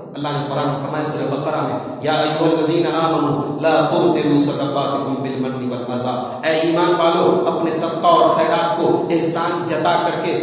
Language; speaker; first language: Urdu; native; Urdu